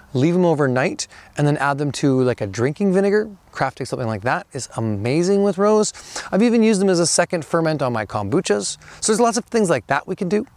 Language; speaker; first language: English; native; English